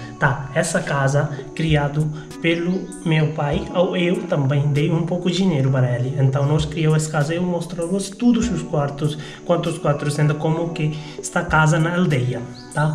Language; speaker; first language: Portuguese; non-native, learner; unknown